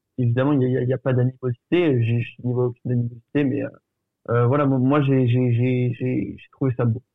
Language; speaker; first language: French; early bilingual, other home language; Portuguese